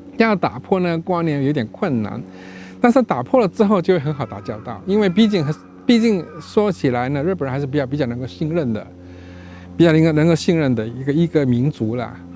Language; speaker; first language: Chinese; native; Chinese